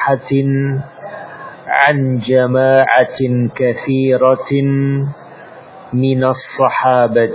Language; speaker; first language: Arabic; non-native, fluent; Indonesian